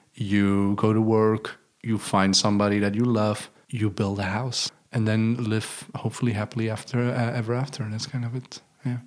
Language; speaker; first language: English; non-native, fluent; Dutch